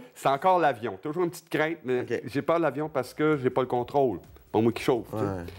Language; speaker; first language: French; native; French